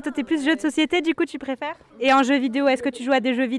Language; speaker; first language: French; native; French